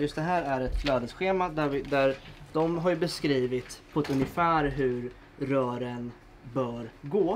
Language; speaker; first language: Swedish; native; Swedish